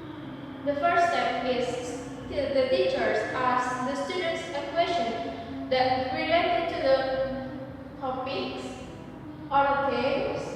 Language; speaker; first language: English; non-native, learner; Indonesian